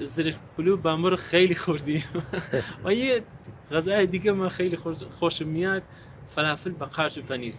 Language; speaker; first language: Persian; non-native, learner; Kurdish